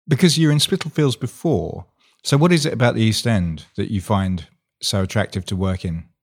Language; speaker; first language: English; native; English